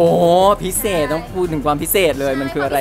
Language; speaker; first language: Thai; native; Thai